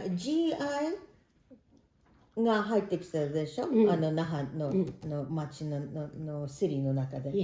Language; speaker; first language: Japanese; early bilingual, heritage; Japanese